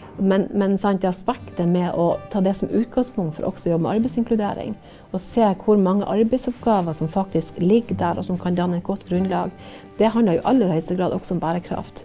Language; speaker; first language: Norwegian; native; Norwegian